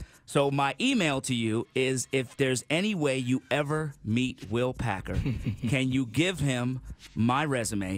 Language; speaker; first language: English; native; English